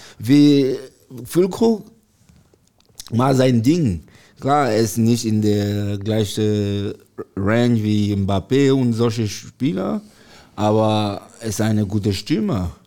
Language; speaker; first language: German; non-native, learner; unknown